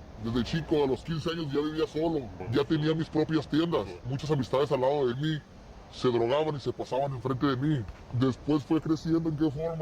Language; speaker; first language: Spanish; native; Spanish